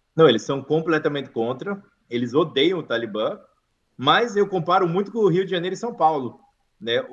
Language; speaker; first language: Portuguese; native; Portuguese